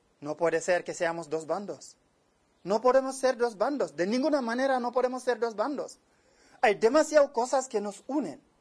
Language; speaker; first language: Spanish; non-native, fluent; Wolof